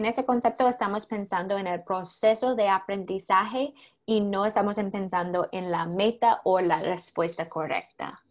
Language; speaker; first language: Spanish; non-native, learner; English